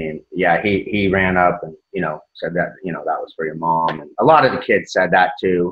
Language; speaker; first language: English; native; English